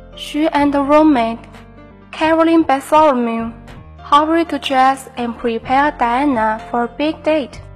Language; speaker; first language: English; non-native, fluent; Chinese